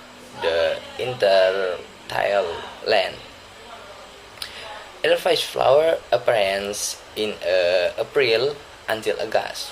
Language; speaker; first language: English; non-native, learner; Indonesian